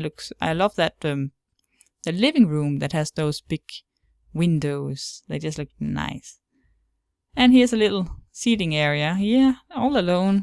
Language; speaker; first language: English; non-native, fluent; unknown